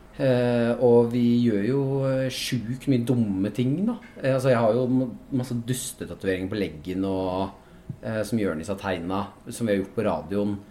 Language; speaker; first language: Norwegian; native; Norwegian